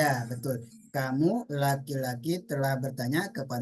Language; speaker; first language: Indonesian; native; Indonesian